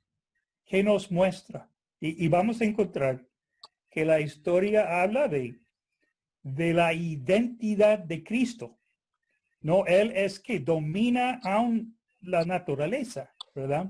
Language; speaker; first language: Spanish; non-native, fluent; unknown